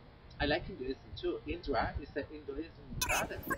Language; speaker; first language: English; non-native, learner; Spanish